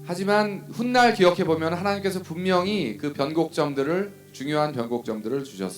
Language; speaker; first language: Korean; native; Korean